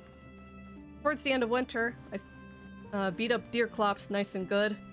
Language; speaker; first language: English; native; English